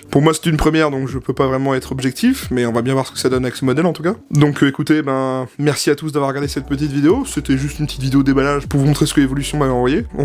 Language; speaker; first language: French; native; French